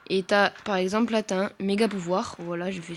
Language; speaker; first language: French; native; French